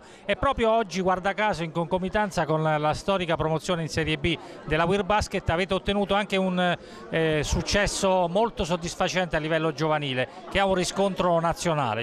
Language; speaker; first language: Italian; native; Italian